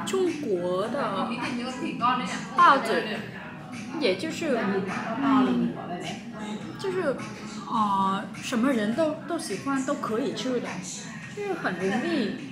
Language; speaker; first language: Chinese; non-native, fluent; Vietnamese